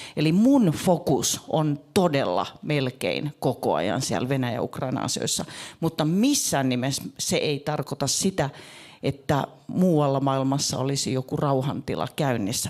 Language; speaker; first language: Finnish; native; Finnish